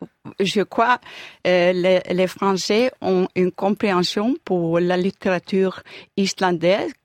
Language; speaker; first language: French; non-native, learner; Icelandic